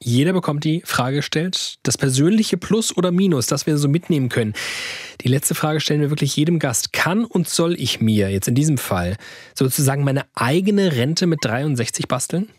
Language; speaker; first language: German; native; German